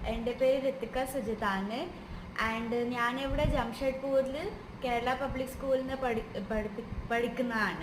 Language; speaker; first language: Malayalam; early bilingual, heritage; Malayalam